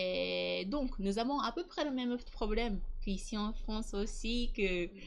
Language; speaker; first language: French; non-native, learner; Japanese